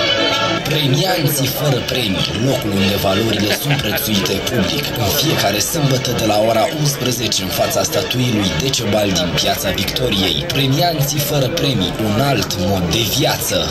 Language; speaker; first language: Romanian; native; Romanian